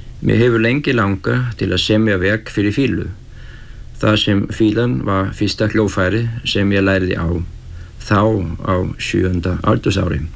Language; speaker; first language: Icelandic; non-native, fluent; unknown